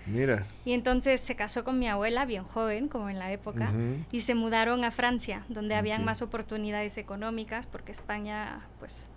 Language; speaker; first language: Spanish; early bilingual, heritage; Spanish